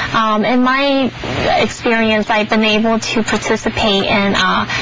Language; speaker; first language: English; early bilingual, other home language; Chinese